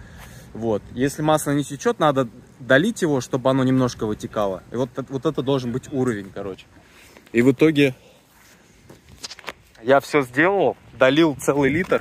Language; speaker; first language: Russian; native; Russian